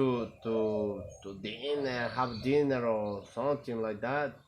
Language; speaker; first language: English; non-native, learner; Spanish